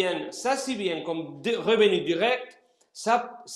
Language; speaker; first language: French; non-native, fluent; Spanish